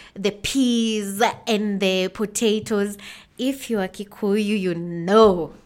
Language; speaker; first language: English; non-native, local second language; Kikuyu